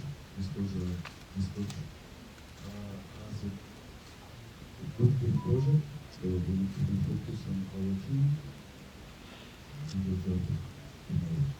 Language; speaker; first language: English; non-native, learner; French